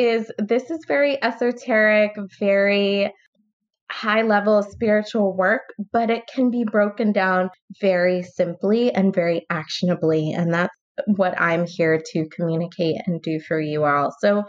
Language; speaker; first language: English; native; English